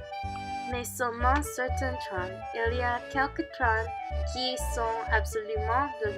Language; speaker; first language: French; non-native, learner; English